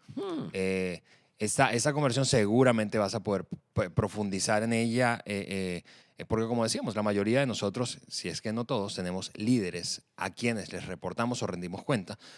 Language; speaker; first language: Spanish; native; Spanish